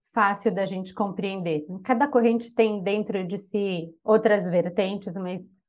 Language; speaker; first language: Portuguese; native; Portuguese